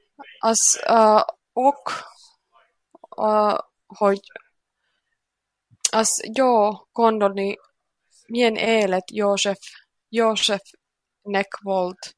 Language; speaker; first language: Hungarian; non-native, learner; Finnish